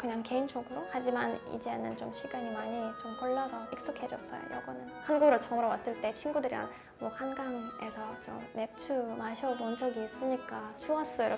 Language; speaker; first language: Korean; non-native, fluent; Russian